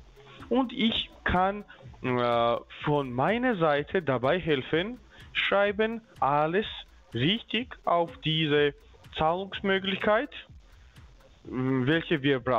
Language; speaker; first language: German; non-native, learner; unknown